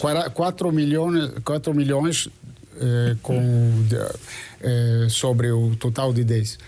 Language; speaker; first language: Portuguese; non-native, fluent; Italian